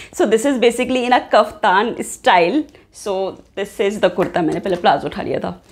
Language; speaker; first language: Hindi; native; Hindi